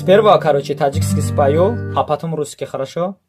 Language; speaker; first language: Russian; non-native, local second language; Tajik